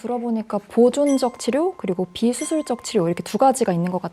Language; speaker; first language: Korean; native; Korean